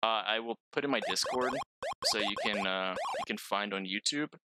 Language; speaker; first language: English; native; English